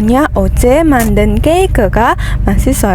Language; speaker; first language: Korean; non-native, learner; Indonesian